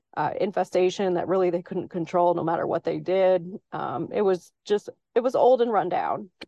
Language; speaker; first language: English; native; English